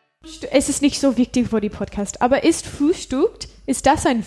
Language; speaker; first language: German; non-native, learner; English